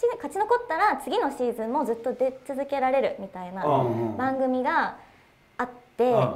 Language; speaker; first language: Japanese; native; Japanese